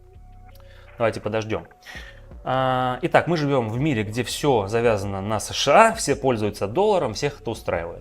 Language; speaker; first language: Russian; native; Russian